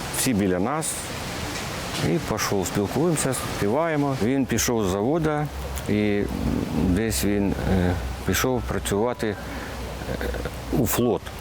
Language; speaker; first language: Ukrainian; non-native, local second language; Russian